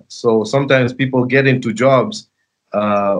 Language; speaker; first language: English; non-native, local second language; Sinhala